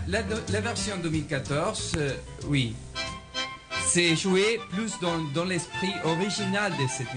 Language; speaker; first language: French; non-native, fluent; Spanish